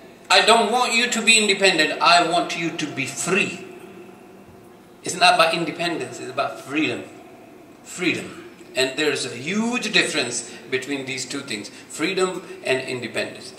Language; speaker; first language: English; non-native, local second language; Punjabi